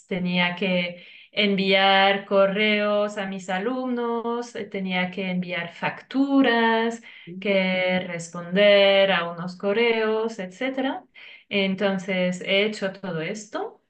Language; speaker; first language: Spanish; non-native, fluent; French